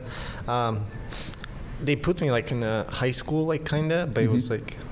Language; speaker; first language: English; non-native, fluent; Russian